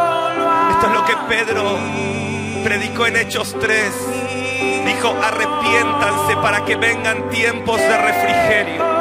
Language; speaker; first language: Spanish; native; Spanish